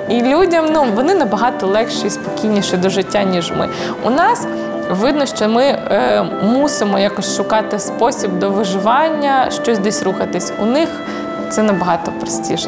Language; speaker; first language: Ukrainian; native; Ukrainian